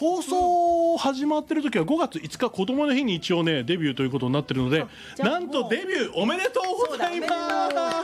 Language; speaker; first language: Japanese; native; Japanese